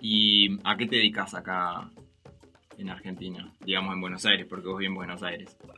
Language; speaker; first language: Spanish; native; Spanish